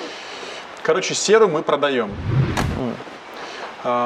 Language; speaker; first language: Russian; native; Russian